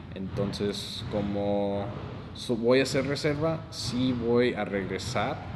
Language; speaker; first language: Spanish; early bilingual, heritage; Spanish